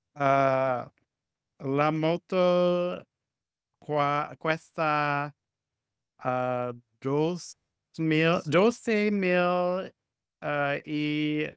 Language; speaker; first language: Spanish; non-native, learner; English